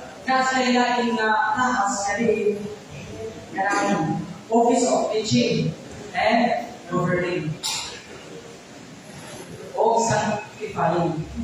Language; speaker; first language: English; non-native, local second language; Cebuano